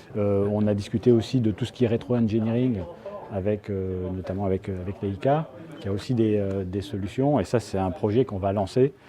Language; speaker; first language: French; native; French